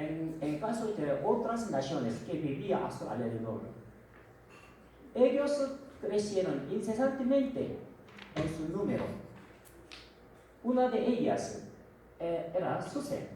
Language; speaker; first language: Spanish; non-native, fluent; Korean